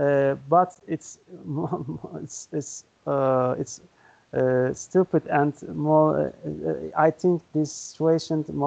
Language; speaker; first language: English; non-native, learner; Turkish